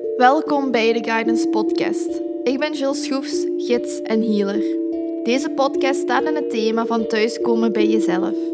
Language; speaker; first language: Dutch; native; Dutch